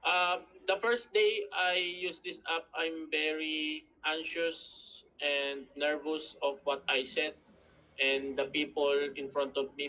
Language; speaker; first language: English; non-native, learner; Filipino